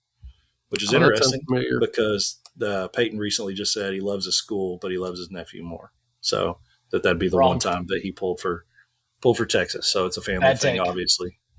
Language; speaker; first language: English; native; English